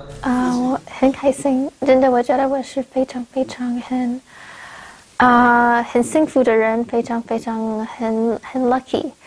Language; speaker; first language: Chinese; non-native, learner; English